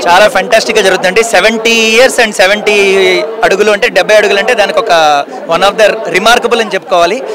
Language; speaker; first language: Telugu; native; Telugu